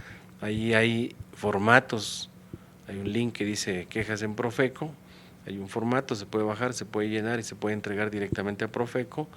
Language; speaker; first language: Spanish; native; Spanish